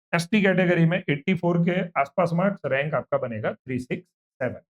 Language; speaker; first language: Hindi; non-native, local second language; Gujarati